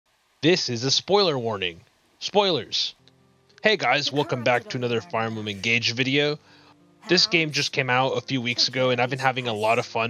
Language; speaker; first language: English; native; English